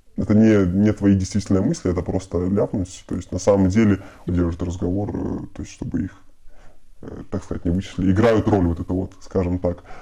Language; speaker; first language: Russian; native; Russian